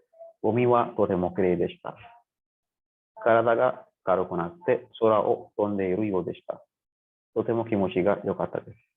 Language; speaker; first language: Japanese; non-native, learner; Hindi